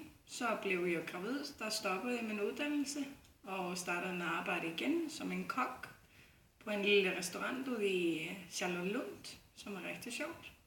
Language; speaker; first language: Danish; non-native, fluent; Icelandic